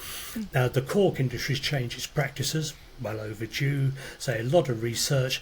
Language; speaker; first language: English; native; English